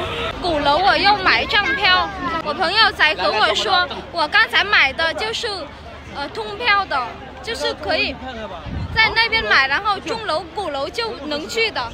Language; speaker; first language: Chinese; non-native, fluent; Vietnamese